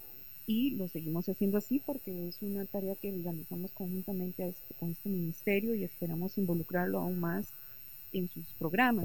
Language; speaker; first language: Spanish; native; Spanish